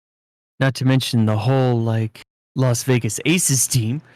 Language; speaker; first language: English; native; English